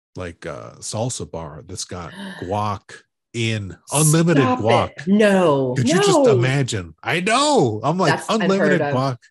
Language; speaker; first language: English; native; English